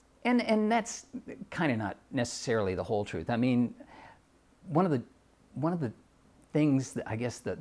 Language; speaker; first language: English; native; English